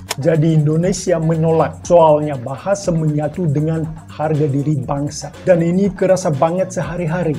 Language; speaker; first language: Malay; non-native, fluent; Russian